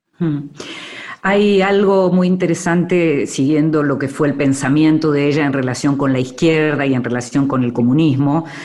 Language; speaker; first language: Spanish; native; Spanish